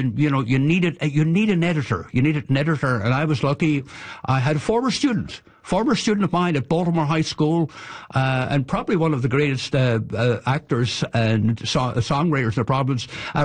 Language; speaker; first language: English; native; English